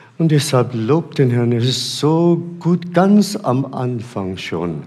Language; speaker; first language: German; non-native, fluent; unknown